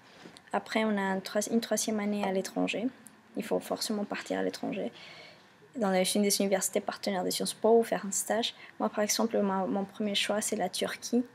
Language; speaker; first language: French; non-native, fluent; Spanish